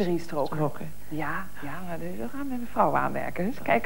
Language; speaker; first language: Dutch; native; Dutch